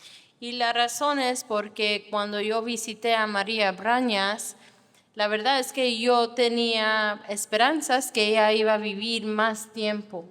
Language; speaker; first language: Spanish; non-native, fluent; English